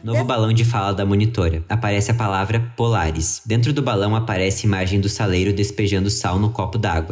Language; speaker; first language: Portuguese; native; Portuguese